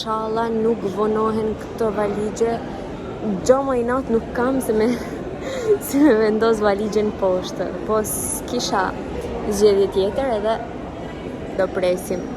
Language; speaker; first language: Albanian; early bilingual, heritage; Albanian